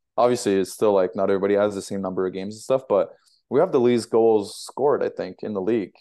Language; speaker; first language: English; native; English